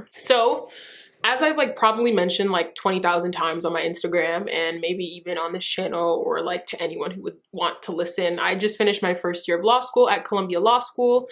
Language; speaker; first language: English; early bilingual, other home language; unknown